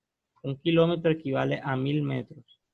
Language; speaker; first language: Spanish; native; Spanish